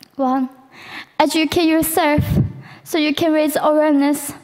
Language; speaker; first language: English; non-native, fluent; Korean